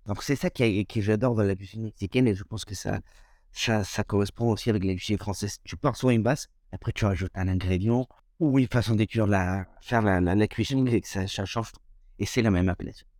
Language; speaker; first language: French; non-native, fluent; Spanish